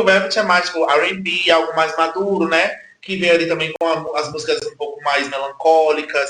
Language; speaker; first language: Portuguese; native; Portuguese